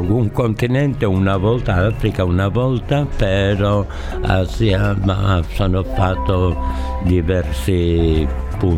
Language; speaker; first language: Italian; non-native, learner; Catalan